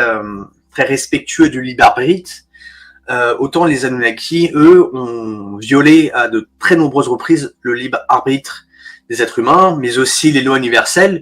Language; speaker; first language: French; native; French